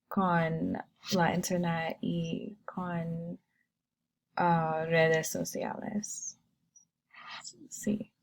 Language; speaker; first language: Spanish; non-native, learner; English